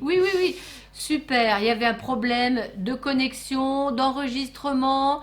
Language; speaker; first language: French; native; French